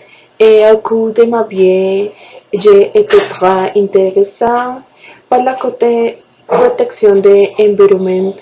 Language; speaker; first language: French; non-native, learner; Spanish